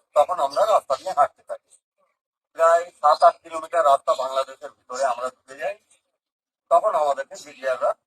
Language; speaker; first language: Bangla; native; Bangla